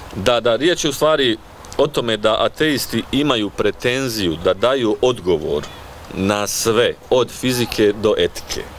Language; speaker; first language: Bosnian; native; Bosnian